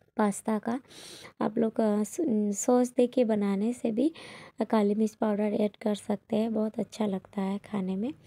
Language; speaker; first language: Hindi; non-native, local second language; Bangla